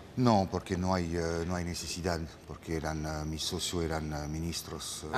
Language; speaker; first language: Spanish; non-native, fluent; French